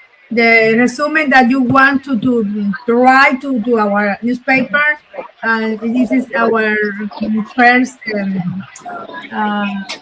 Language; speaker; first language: English; non-native, learner; Spanish